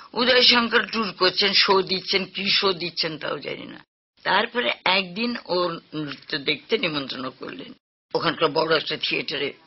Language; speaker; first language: Bangla; native; Bangla